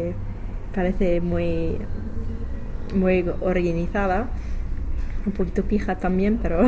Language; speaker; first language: Spanish; non-native, learner; English